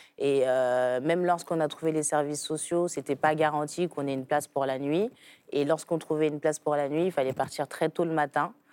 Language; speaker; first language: French; early bilingual, other home language; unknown